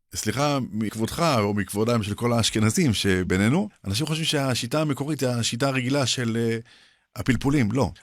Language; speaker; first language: Hebrew; early bilingual, other home language; Arabic